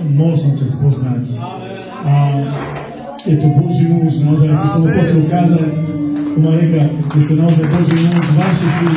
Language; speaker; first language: Slovak; non-native, local second language; Romany